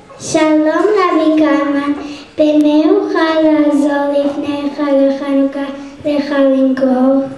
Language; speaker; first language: Hebrew; non-native, learner; English